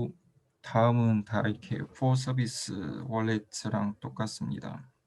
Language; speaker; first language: Korean; non-native, fluent; Chinese